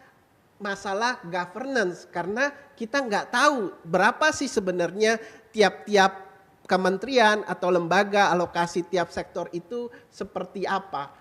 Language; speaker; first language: Indonesian; native; Indonesian